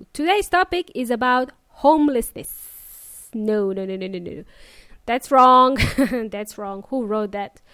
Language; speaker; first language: English; native; English